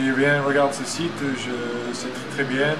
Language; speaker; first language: French; non-native, fluent; English